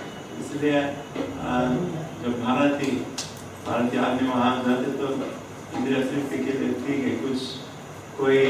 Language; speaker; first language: Hindi; non-native, fluent; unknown